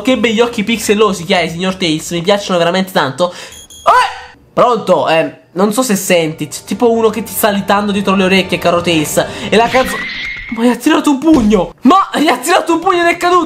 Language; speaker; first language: Italian; native; Italian